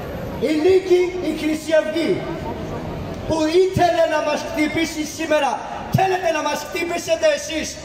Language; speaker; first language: Greek; non-native, fluent; Urdu